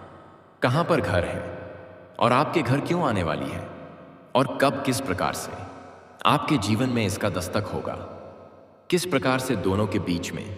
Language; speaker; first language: Hindi; native; Hindi